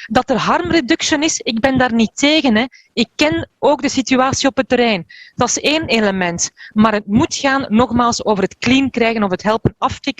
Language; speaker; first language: Dutch; native; Dutch